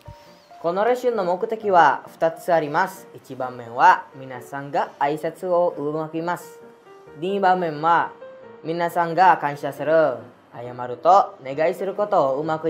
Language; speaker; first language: Japanese; non-native, learner; Indonesian